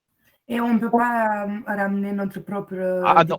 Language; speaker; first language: French; non-native, learner; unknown